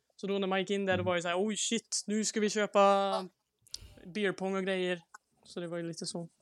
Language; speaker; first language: Swedish; native; Swedish